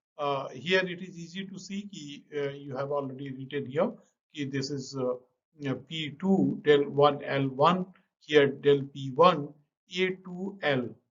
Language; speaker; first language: English; non-native, local second language; Hindi